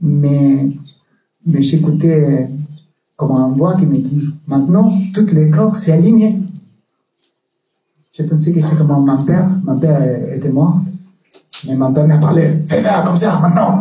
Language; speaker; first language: French; non-native, learner; Spanish